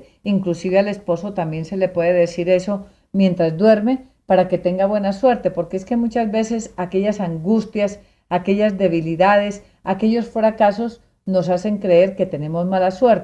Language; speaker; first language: Spanish; native; Spanish